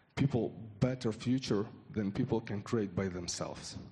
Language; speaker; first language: English; non-native, fluent; Ukrainian